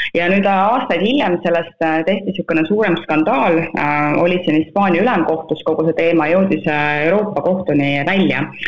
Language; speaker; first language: Estonian; native; Estonian